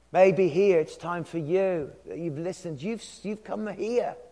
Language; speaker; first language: English; native; English